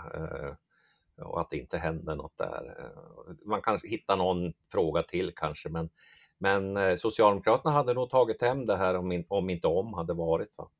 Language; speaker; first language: Swedish; native; Swedish